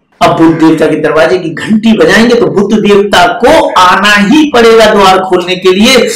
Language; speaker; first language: Hindi; native; Hindi